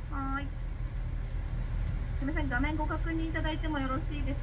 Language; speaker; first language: Japanese; native; Japanese